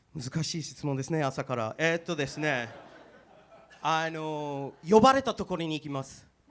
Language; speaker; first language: Japanese; non-native, fluent; English